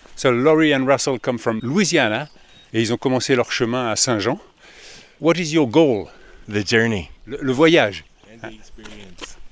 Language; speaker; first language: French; native; French